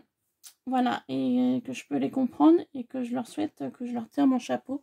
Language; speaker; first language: French; native; French